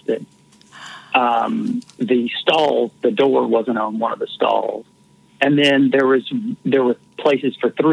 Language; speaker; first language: English; native; English